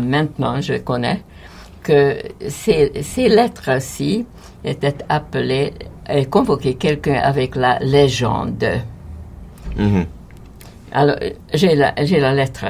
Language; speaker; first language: French; non-native, fluent; Hungarian